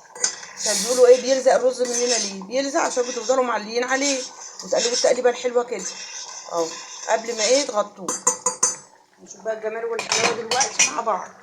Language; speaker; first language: Arabic; native; Arabic